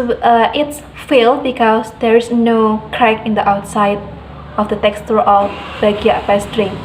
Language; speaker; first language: English; non-native, learner; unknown